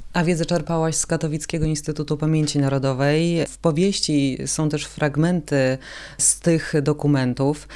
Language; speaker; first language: Polish; native; Polish